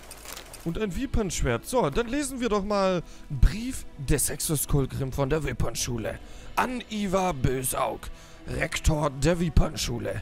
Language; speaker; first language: German; native; German